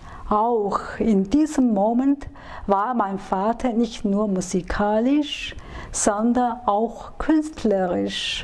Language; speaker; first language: German; non-native, fluent; Chinese